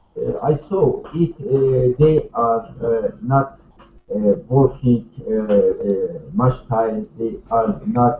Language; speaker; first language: English; non-native, learner; Turkish